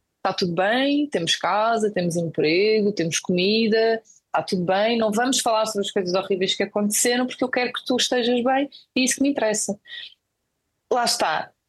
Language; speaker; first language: Portuguese; early bilingual, other home language; Ukrainian